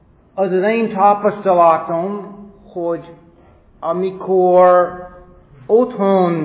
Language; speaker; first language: Hungarian; non-native, fluent; English